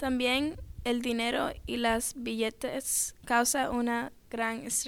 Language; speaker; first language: Spanish; non-native, learner; English